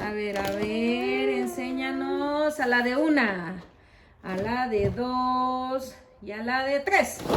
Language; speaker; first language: Spanish; native; Spanish